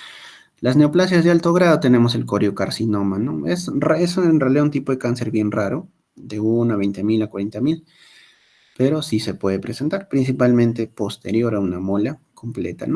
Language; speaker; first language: Spanish; native; Spanish